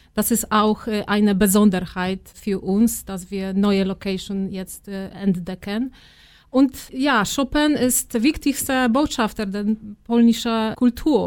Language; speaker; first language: German; non-native, fluent; Polish